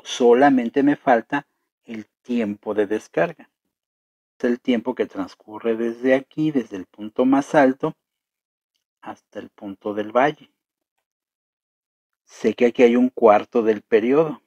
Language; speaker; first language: Spanish; native; Spanish